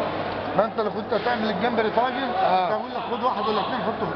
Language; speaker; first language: Arabic; native; Arabic